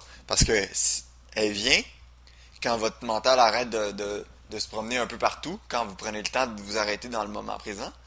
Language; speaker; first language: French; native; French